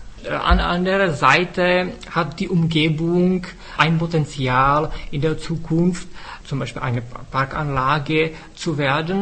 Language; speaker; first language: German; non-native, fluent; Czech